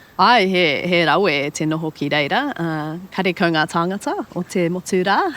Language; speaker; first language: Māori; non-native, local second language; English